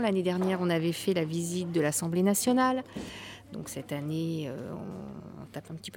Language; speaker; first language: French; native; French